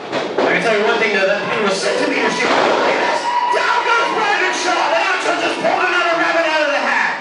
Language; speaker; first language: English; native; English